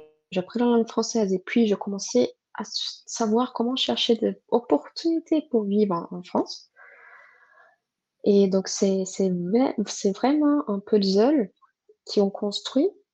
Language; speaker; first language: French; non-native, fluent; Portuguese